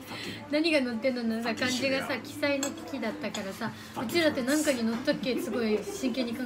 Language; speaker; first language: Japanese; native; Japanese